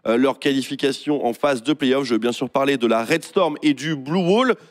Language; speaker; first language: French; native; French